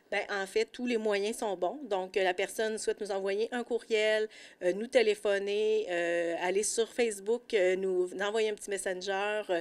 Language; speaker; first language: French; native; French